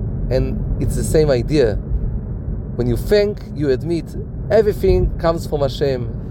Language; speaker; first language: English; non-native, fluent; Hebrew